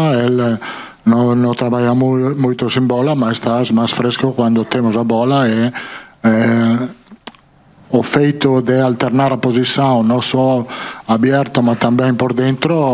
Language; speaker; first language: Portuguese; non-native, fluent; Italian